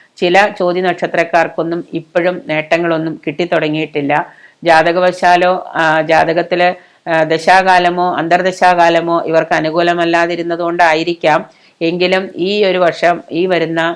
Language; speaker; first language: Malayalam; native; Malayalam